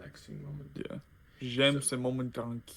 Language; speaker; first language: French; non-native, learner; Russian